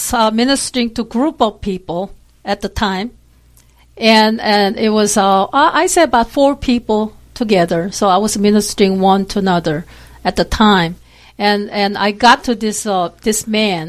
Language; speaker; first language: English; non-native, fluent; Korean